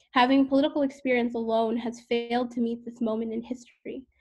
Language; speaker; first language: English; native; English